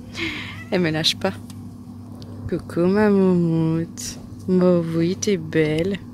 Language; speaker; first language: French; native; French